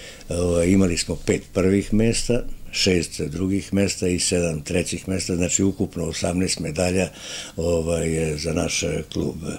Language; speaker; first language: Serbian; native; Serbian